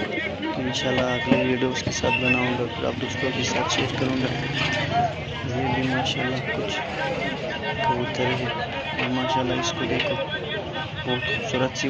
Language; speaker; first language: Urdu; non-native, local second language; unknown